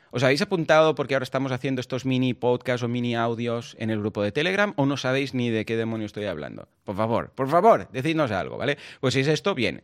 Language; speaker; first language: Spanish; non-native, local second language; Catalan